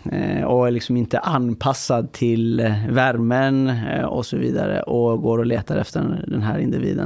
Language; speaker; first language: Swedish; early bilingual, other home language; Persian